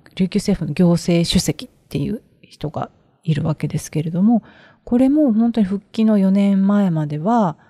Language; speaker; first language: Japanese; native; Japanese